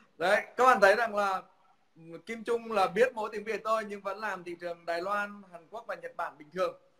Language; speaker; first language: Vietnamese; native; Vietnamese